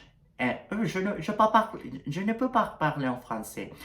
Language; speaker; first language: French; non-native, learner; Spanish